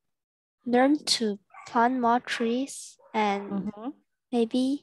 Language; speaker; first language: English; non-native, learner; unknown